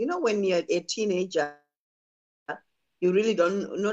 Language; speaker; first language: English; non-native, local second language; Shona